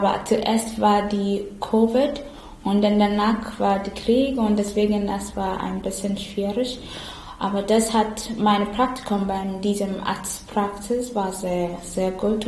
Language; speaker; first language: German; non-native, learner; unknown